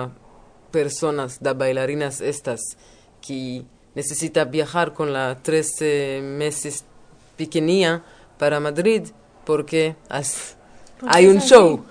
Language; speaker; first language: Spanish; non-native, learner; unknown